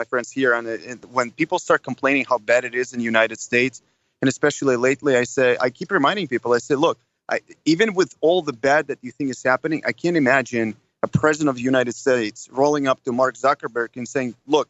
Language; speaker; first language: English; non-native, fluent; Russian